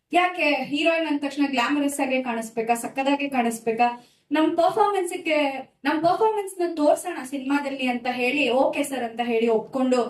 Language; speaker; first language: Kannada; native; Kannada